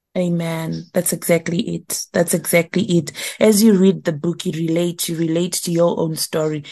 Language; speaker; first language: English; non-native, local second language; Shona